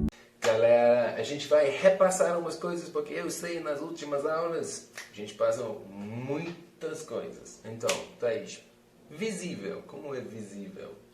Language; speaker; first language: Portuguese; non-native, fluent; English